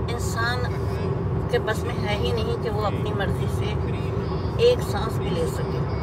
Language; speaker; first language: Urdu; native; Urdu